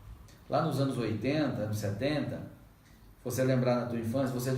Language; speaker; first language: Portuguese; native; Portuguese